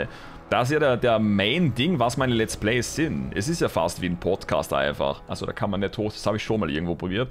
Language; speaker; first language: German; native; German